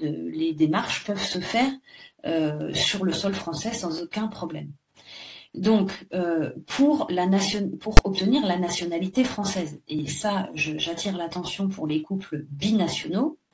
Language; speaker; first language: French; native; French